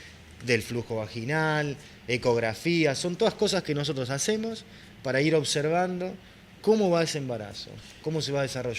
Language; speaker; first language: Spanish; native; Spanish